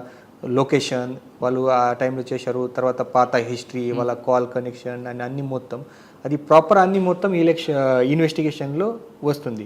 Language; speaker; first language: Telugu; non-native, fluent; Marathi